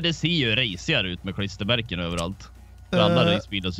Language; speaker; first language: Swedish; native; Swedish